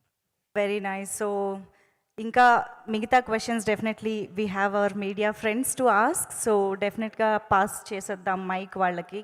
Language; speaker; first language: Telugu; native; Telugu